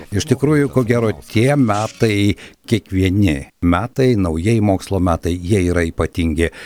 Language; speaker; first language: Lithuanian; native; Lithuanian